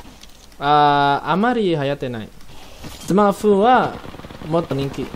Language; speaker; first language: Japanese; non-native, learner; Indonesian